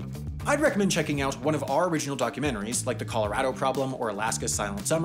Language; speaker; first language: English; native; English